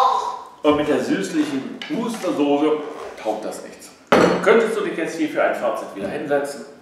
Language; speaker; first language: German; native; German